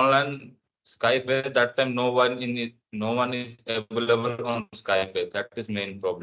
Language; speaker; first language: English; non-native, learner; Odia